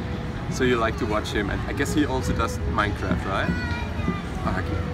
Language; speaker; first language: English; non-native, fluent; German